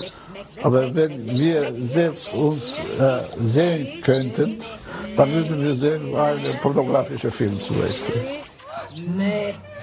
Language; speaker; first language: German; non-native, fluent; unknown